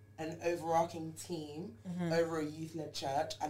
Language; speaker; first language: English; non-native, local second language; Yoruba